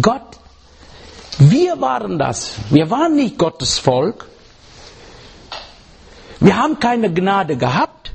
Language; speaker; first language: German; non-native, learner; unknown